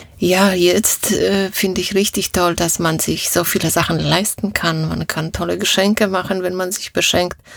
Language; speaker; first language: German; non-native, fluent; Polish